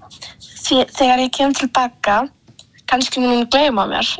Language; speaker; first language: Icelandic; early bilingual, other home language; Polish